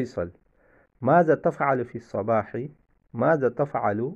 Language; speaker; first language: Arabic; non-native, fluent; Bangla